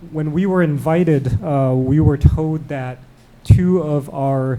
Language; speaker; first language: English; non-native, local second language; Cantonese